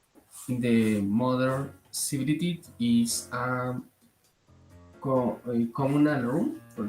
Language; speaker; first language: English; non-native, learner; Spanish